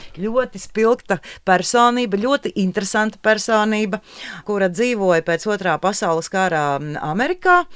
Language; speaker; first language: Latvian; native; Latvian